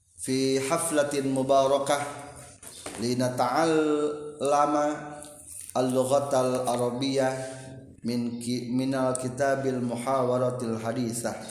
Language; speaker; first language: Arabic; non-native, learner; Indonesian